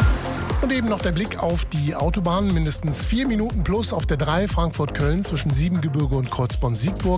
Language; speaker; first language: German; native; German